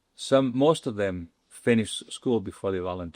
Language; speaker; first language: English; non-native, local second language; Spanish